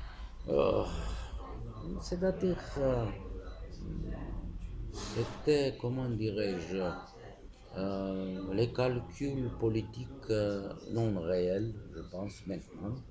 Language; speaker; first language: French; non-native, fluent; Armenian